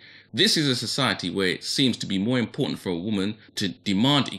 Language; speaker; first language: English; native; English